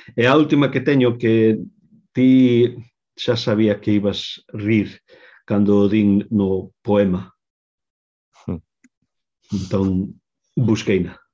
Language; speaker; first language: Galician; non-native, local second language; Spanish